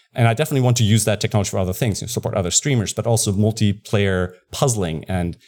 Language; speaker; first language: English; non-native, fluent; German